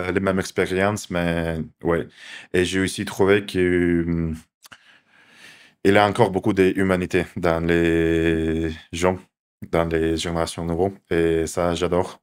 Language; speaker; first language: French; non-native, fluent; Russian